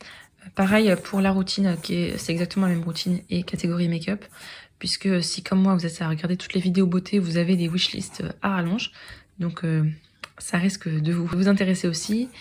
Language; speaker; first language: French; native; French